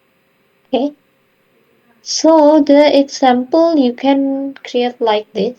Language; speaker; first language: English; non-native, learner; Indonesian